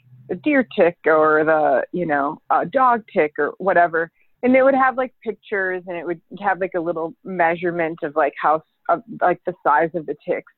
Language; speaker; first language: English; native; English